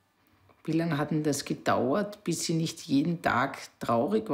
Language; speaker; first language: German; native; German